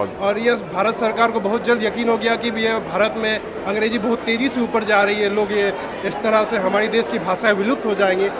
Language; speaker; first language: Hindi; native; Hindi